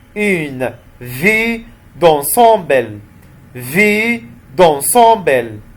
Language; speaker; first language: French; non-native, fluent; Arabic